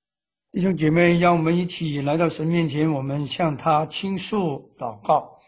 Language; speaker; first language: Chinese; native; Chinese